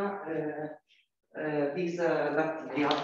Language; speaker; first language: English; non-native, learner; Italian